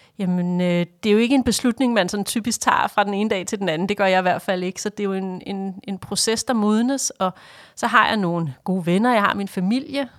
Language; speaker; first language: Danish; native; Danish